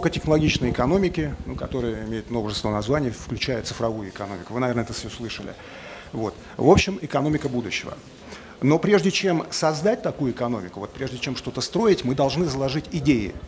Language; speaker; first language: Russian; native; Russian